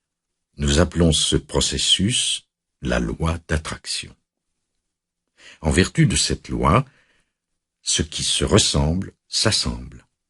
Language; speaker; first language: French; native; French